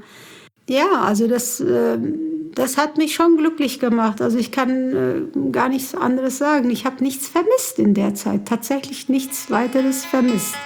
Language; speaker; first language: German; early bilingual, other home language; Kurdish